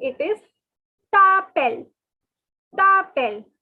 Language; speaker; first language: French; non-native, learner; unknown